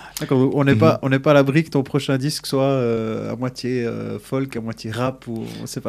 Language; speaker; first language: French; native; French